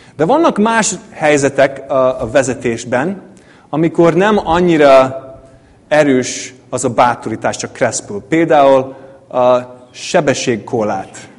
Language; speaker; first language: Hungarian; non-native, fluent; English